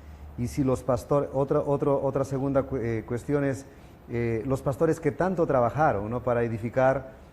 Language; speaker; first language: Spanish; non-native, fluent; Portuguese